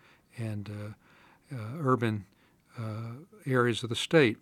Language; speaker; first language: English; native; English